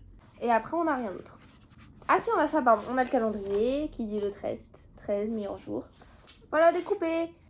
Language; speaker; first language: French; native; French